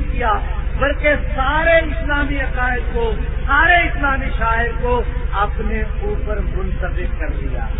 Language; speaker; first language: Urdu; non-native, local second language; Punjabi